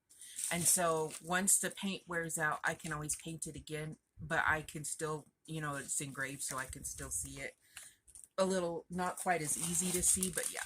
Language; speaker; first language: English; native; English